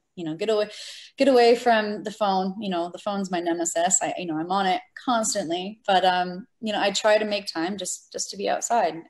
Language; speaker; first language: English; native; English